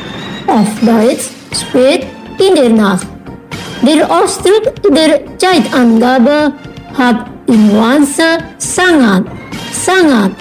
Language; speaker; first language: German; non-native, fluent; Indonesian